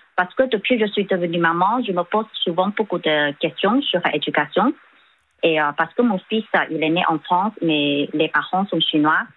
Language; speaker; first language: French; non-native, fluent; Chinese